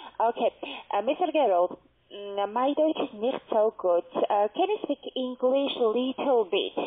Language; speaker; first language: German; non-native, learner; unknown